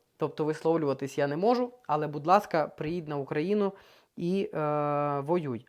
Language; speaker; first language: Ukrainian; native; Ukrainian